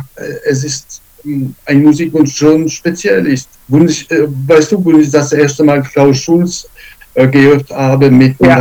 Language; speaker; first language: German; non-native, fluent; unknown